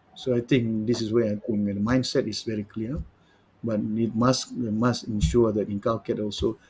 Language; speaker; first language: English; non-native, local second language; Malay